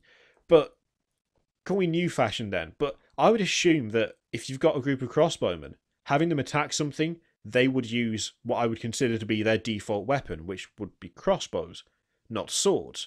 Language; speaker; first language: English; native; English